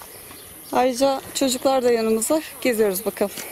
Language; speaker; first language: Turkish; native; Turkish